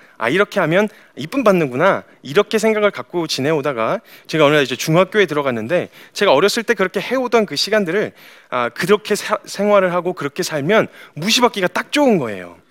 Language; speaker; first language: Korean; native; Korean